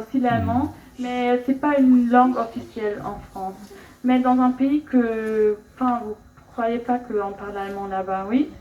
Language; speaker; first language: French; non-native, fluent; German